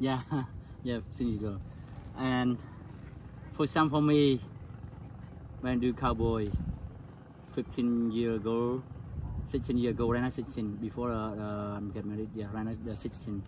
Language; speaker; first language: English; non-native, learner; Khmer